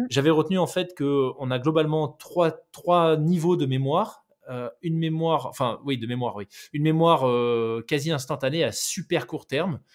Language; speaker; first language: French; native; French